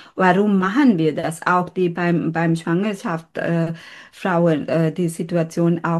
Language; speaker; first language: German; non-native, fluent; Sinhala